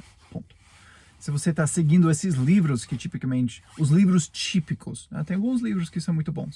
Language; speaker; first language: Portuguese; non-native, fluent; English